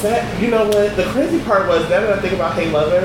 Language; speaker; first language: English; native; English